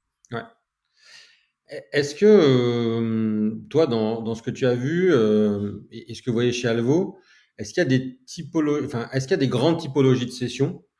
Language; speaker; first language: French; native; French